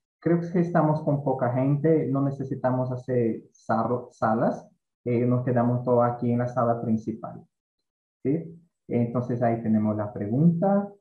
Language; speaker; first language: Spanish; non-native, fluent; Portuguese